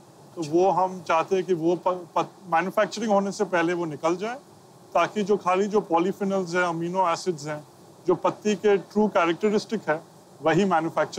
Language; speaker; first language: Hindi; native; Hindi